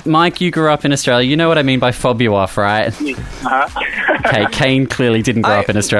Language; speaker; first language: English; native; English